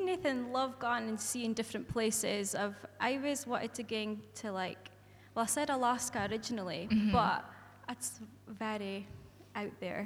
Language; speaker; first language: English; native; English